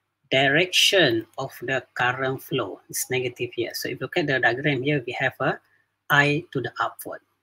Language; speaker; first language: English; non-native, local second language; Malay